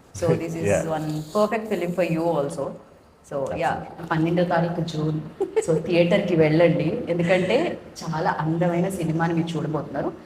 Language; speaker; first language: Telugu; native; Telugu